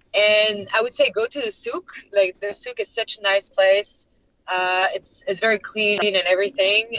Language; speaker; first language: English; non-native, fluent; French